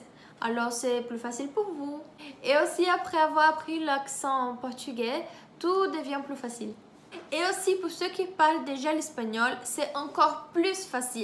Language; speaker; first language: French; non-native, fluent; Portuguese